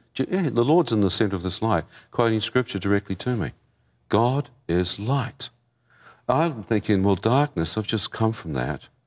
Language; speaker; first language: English; native; English